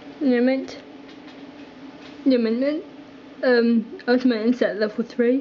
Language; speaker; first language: English; native; English